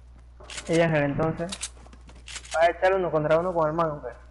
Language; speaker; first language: Spanish; native; Spanish